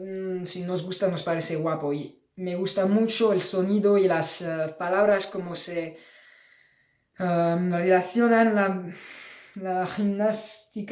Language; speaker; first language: Spanish; non-native, learner; French